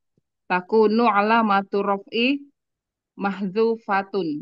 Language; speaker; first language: Arabic; non-native, learner; Indonesian